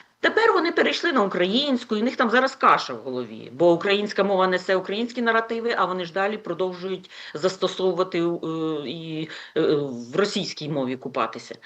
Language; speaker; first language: Ukrainian; native; Ukrainian